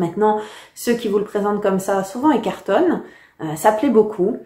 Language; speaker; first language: French; native; French